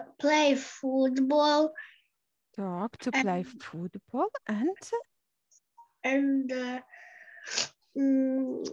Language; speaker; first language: English; non-native, learner; Ukrainian